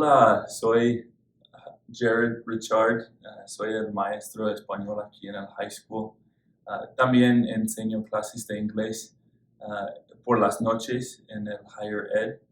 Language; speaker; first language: Spanish; non-native, fluent; English